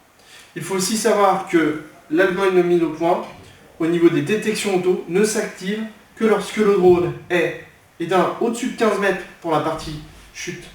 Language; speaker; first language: French; native; French